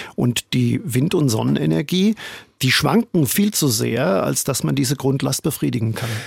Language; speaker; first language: German; native; German